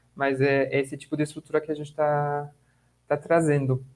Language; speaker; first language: Portuguese; non-native, fluent; French